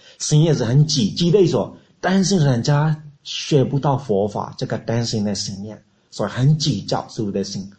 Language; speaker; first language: Chinese; non-native, learner; Burmese